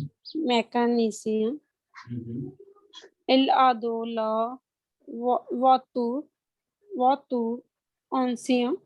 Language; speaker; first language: French; non-native, learner; Hindi